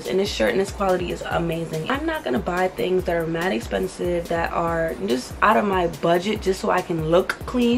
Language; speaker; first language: English; native; English